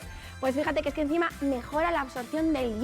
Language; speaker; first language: Spanish; native; Spanish